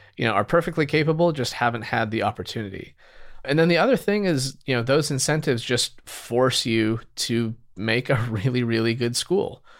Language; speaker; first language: English; native; English